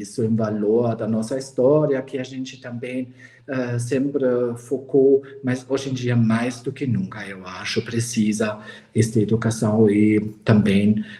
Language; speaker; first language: Portuguese; non-native, fluent; German